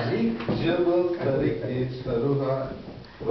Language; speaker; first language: Russian; non-native, learner; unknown